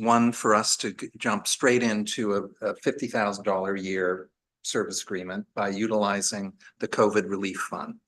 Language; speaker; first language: English; native; English